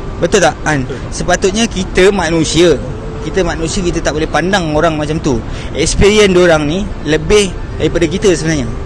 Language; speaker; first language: Malay; native; Malay